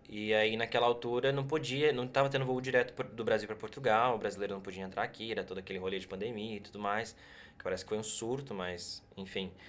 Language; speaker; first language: Portuguese; native; Portuguese